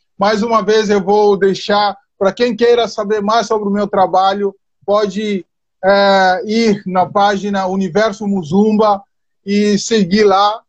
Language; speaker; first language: Portuguese; non-native, local second language; Upper Guinea Crioulo